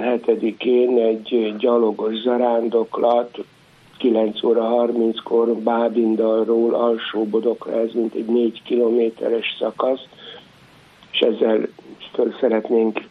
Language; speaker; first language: Hungarian; native; Hungarian